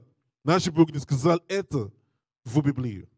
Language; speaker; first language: Russian; non-native, learner; English